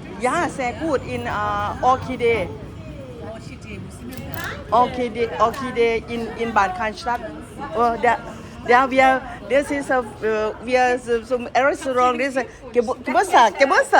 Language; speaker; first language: German; non-native, learner; Thai